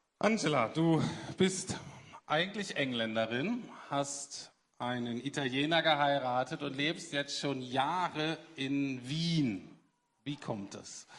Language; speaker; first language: German; native; German